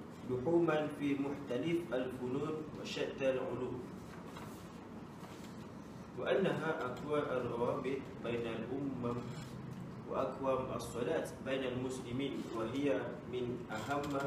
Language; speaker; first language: Arabic; non-native, learner; Malay